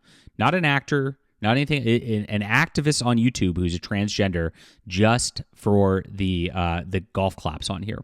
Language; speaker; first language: English; native; English